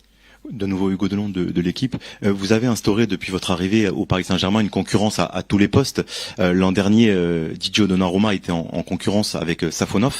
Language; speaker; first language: French; native; French